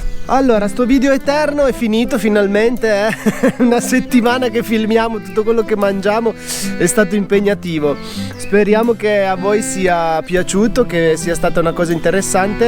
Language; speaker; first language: Italian; native; Italian